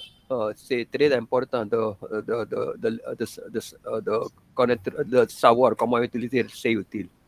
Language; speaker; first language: French; non-native, fluent; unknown